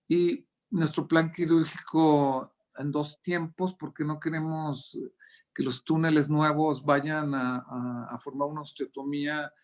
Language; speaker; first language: Spanish; native; Spanish